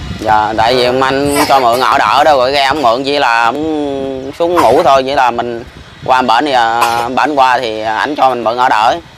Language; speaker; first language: Vietnamese; early bilingual, heritage; Vietnamese